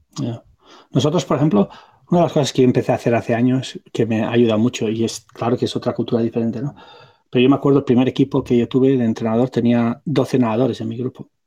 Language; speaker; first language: Spanish; non-native, local second language; Catalan